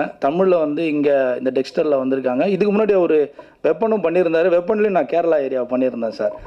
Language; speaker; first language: Tamil; native; Tamil